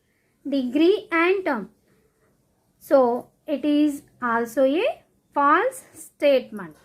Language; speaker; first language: English; non-native, local second language; Telugu